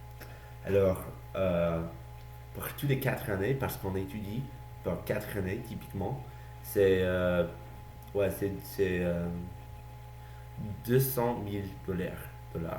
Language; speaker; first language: French; non-native, learner; English